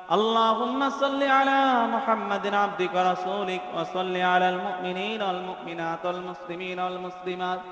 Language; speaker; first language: Arabic; non-native, fluent; Bangla